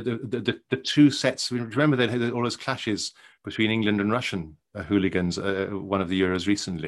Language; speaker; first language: English; native; English